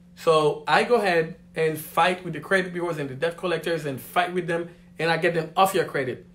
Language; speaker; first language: English; non-native, fluent; Haitian Creole